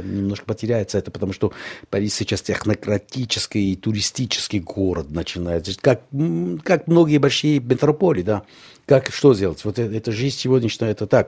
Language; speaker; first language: Russian; non-native, local second language; Armenian